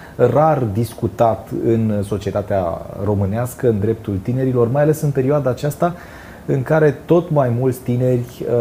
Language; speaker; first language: Romanian; native; Romanian